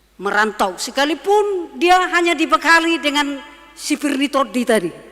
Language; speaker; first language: Indonesian; non-native, local second language; Batak Toba